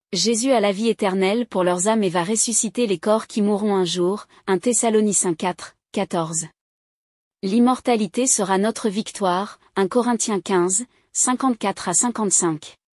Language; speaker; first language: French; non-native, local second language; Rundi